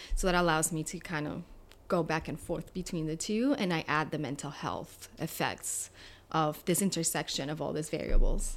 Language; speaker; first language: English; non-native, fluent; Spanish